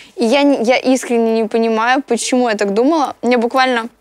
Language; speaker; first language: Russian; native; Russian